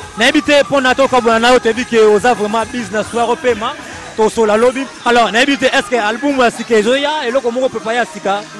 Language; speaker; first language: French; non-native, local second language; Lingala